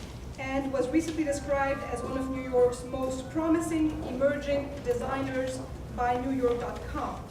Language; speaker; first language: English; native; English